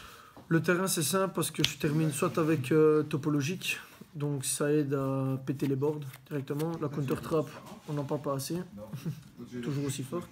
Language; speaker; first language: French; native; French